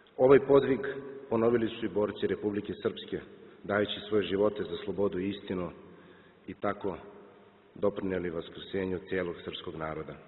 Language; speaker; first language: Serbian; native; Serbian